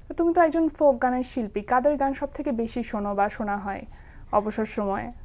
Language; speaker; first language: Bangla; native; Bangla